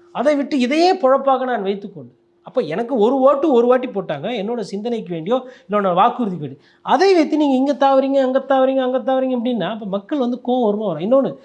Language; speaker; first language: Tamil; native; Tamil